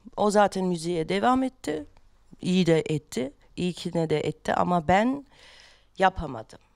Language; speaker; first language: Turkish; non-native, fluent; German